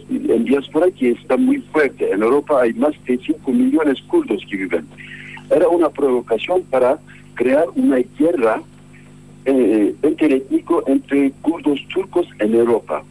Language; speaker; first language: Spanish; non-native, fluent; Kurdish